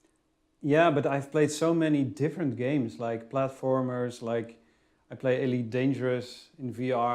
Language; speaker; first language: English; non-native, fluent; Dutch